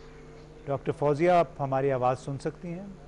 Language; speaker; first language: Urdu; native; Urdu